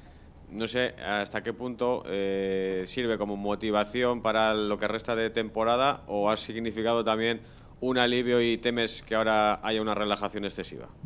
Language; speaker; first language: Spanish; native; Spanish